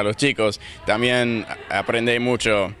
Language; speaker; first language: Spanish; non-native, learner; English